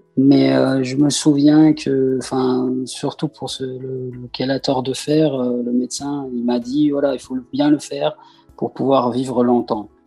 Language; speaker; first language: French; early bilingual, other home language; Persian